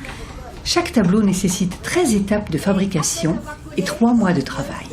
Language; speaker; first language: French; native; French